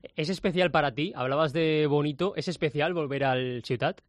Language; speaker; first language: Spanish; native; Spanish